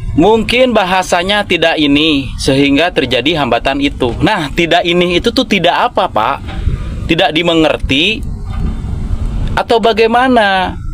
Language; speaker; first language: Indonesian; non-native, local second language; Sundanese